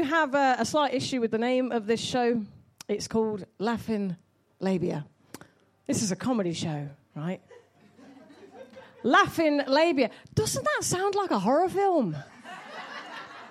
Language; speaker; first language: English; native; English